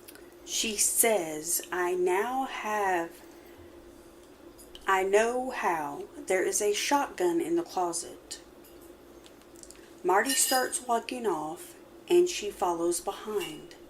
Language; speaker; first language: English; native; English